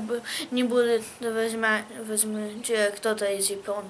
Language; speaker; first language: Russian; early bilingual, heritage; English